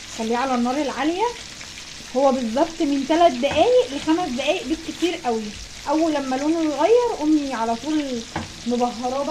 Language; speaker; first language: Arabic; native; Arabic